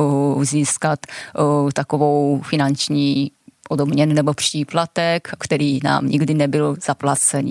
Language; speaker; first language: Czech; non-native, fluent; Japanese